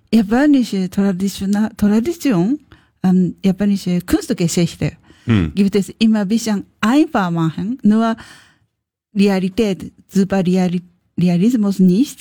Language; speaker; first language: German; non-native, learner; Japanese